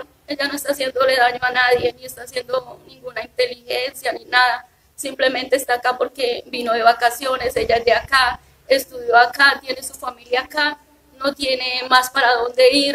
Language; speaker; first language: Spanish; native; Spanish